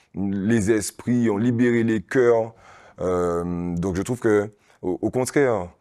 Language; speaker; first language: French; native; French